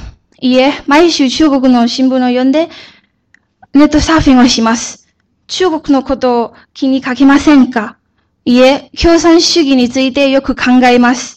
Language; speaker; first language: Japanese; early bilingual, other home language; Chinese